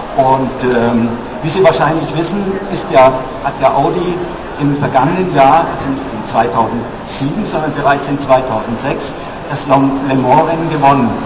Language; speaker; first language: German; native; German